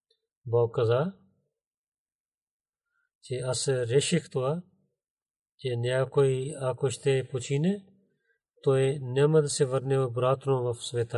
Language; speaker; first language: Bulgarian; non-native, fluent; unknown